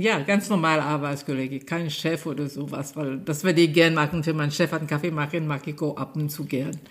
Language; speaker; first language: German; non-native, fluent; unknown